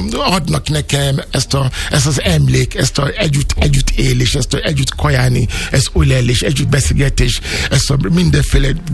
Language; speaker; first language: Hungarian; non-native, fluent; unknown